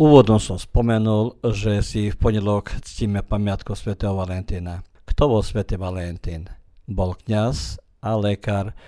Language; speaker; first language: Slovak; early bilingual, heritage; Slovak